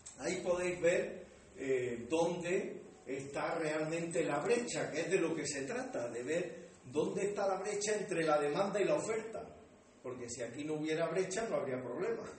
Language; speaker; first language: Spanish; native; Spanish